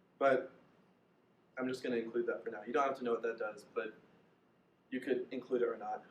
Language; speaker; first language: English; native; English